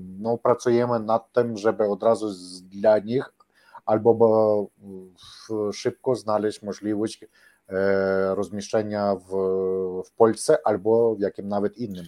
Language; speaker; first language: Polish; non-native, learner; Ukrainian